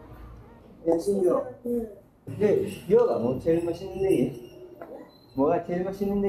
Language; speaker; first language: Korean; non-native, fluent; Spanish